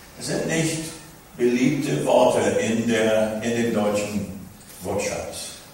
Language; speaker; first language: German; non-native, fluent; English